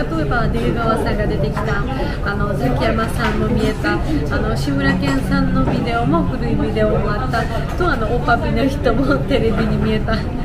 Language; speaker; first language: Japanese; non-native, learner; Georgian